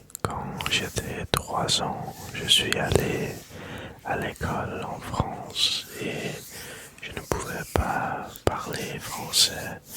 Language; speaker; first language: French; early bilingual, other home language; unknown